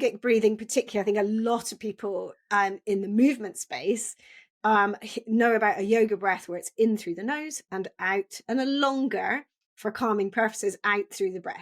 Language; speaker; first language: English; native; English